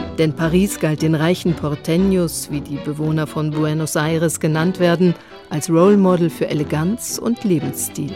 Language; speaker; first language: German; native; German